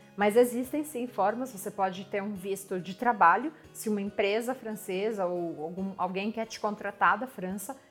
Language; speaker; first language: Portuguese; non-native, fluent; French